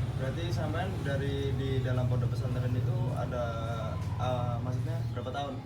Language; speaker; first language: Indonesian; native; Indonesian